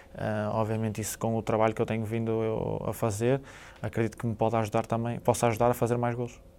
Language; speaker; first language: Portuguese; native; Portuguese